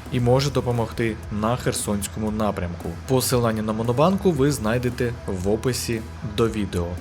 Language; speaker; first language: Ukrainian; early bilingual, other home language; Russian